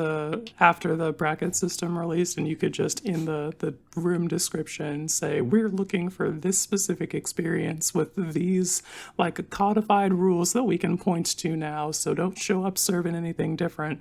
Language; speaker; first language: English; native; English